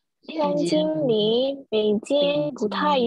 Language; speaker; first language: Chinese; non-native, learner; Burmese